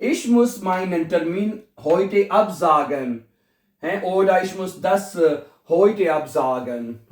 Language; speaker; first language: German; non-native, fluent; Urdu